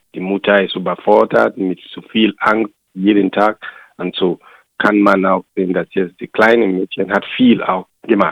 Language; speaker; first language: German; non-native, learner; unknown